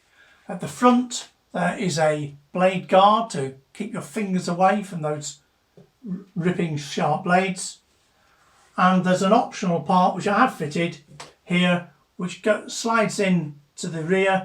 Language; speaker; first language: English; native; English